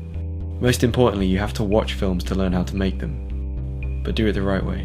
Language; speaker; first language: English; native; English